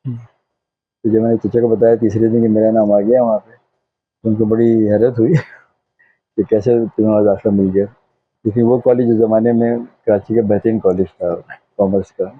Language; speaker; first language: Urdu; non-native, local second language; Konkani